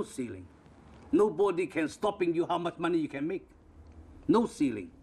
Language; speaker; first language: English; non-native, local second language; Cantonese